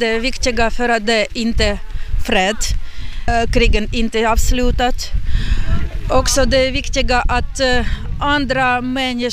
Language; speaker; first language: Swedish; non-native, learner; Ukrainian